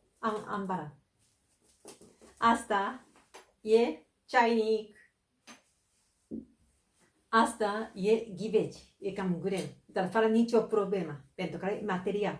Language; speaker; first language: Romanian; non-native, fluent; Japanese